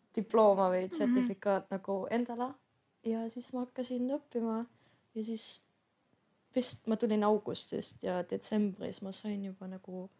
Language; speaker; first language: Estonian; non-native, fluent; German